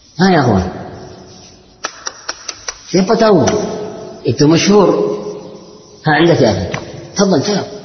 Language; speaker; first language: Arabic; non-native, fluent; Malay